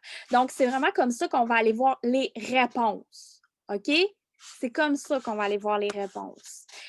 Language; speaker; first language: French; native; French